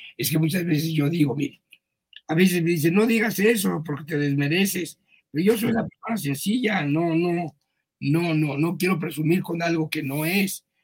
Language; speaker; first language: Spanish; early bilingual, other home language; Yiddish